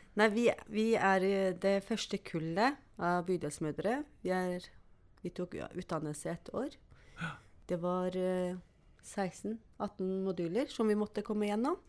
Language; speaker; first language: Norwegian; early bilingual, other home language; Turkish